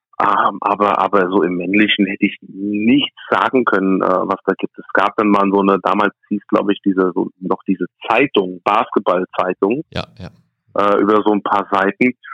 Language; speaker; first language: German; early bilingual, other home language; English